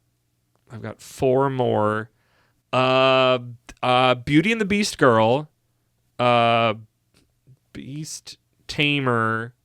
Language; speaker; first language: English; native; English